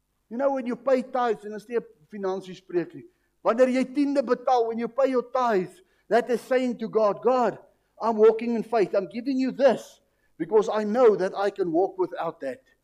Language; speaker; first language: English; non-native, local second language; Afrikaans